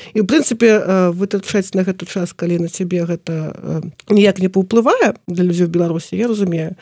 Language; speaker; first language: Belarusian; native; Belarusian